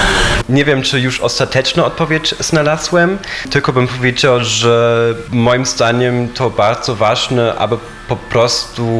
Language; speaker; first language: Polish; non-native, fluent; German